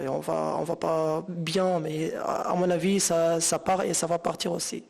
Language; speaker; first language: French; non-native, local second language; Arabic